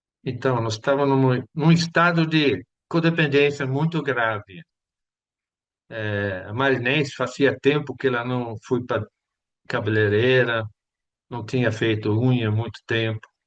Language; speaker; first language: Portuguese; non-native, fluent; Swedish